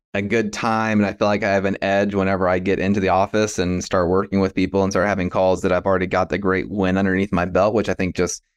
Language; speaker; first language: English; native; English